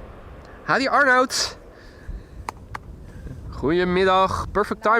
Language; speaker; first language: Dutch; native; Dutch